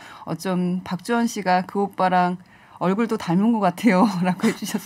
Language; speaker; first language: Korean; native; Korean